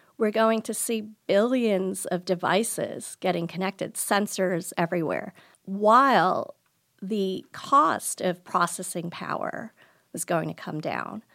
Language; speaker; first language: English; early bilingual, other home language; Gujarati